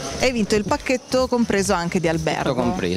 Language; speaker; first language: Italian; native; Italian